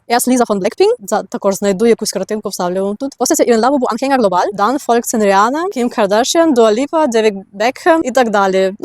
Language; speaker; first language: Ukrainian; native; Ukrainian